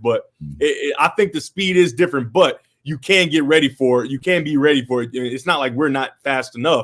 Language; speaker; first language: English; native; English